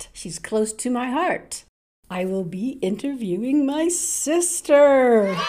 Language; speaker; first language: English; native; English